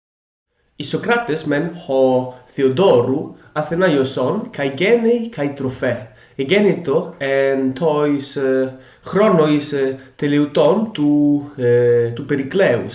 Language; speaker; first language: Greek; non-native, learner; Italian